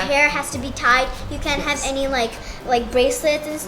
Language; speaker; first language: English; non-native, fluent; Japanese